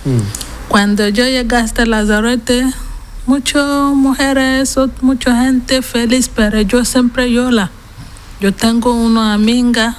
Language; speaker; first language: Spanish; non-native, learner; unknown